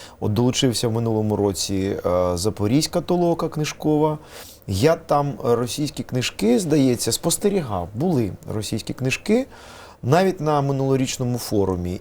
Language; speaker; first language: Ukrainian; non-native, local second language; Russian